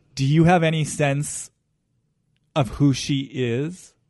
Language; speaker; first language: English; native; English